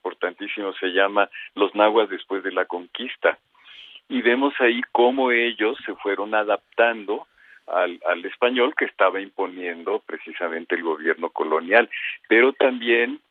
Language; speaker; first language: Spanish; native; Spanish